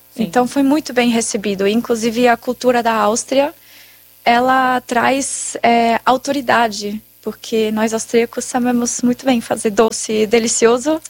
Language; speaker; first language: Portuguese; non-native, fluent; German